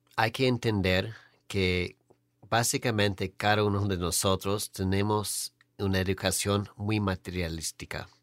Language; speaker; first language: Spanish; non-native, fluent; English